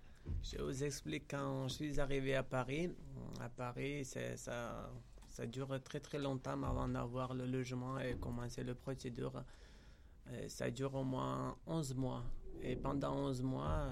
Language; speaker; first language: French; non-native, fluent; Georgian